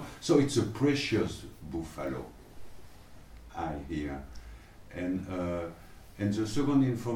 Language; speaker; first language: English; non-native, learner; French